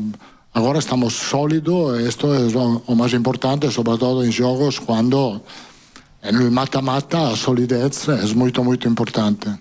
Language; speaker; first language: Portuguese; non-native, learner; Italian